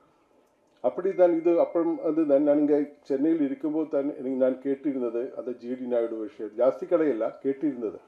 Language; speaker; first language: Tamil; non-native, learner; Malayalam